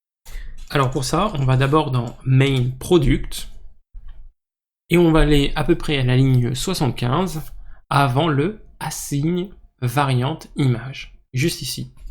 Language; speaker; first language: French; native; French